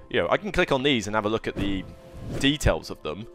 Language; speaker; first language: English; native; English